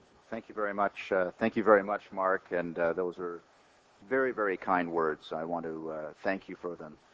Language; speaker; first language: English; native; English